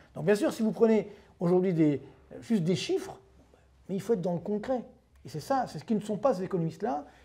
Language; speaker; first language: French; native; French